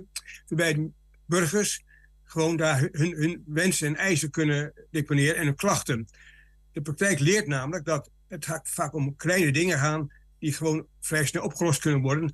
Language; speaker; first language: Dutch; native; Dutch